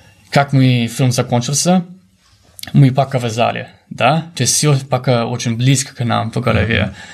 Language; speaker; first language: Russian; non-native, fluent; English